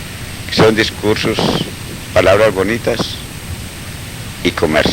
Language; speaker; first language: Spanish; native; Spanish